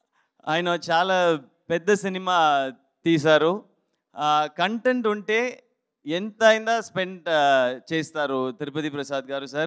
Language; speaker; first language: Telugu; non-native, learner; Tamil